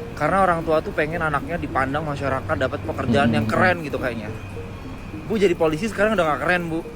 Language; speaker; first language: Indonesian; native; Indonesian